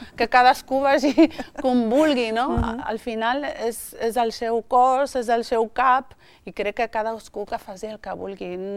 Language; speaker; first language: Catalan; early bilingual, other home language; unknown